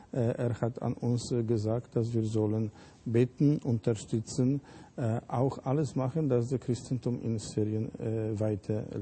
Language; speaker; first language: German; non-native, fluent; Polish